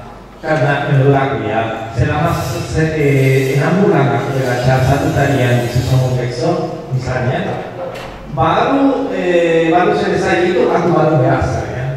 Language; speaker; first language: Indonesian; non-native, fluent; Spanish